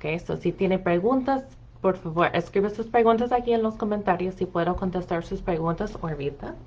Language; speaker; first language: Spanish; non-native, fluent; English